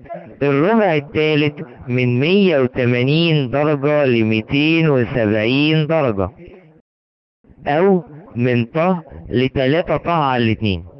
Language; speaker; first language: Arabic; native; Arabic